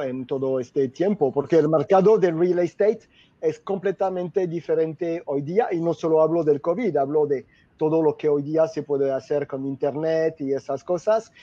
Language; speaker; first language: Spanish; non-native, fluent; French